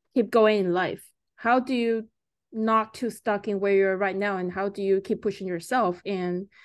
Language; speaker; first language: English; early bilingual, other home language; Chinese